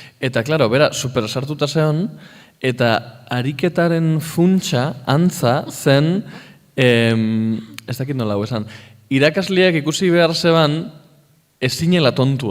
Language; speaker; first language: Basque; native; Basque